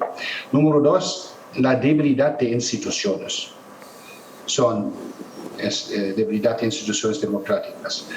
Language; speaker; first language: Spanish; non-native, fluent; German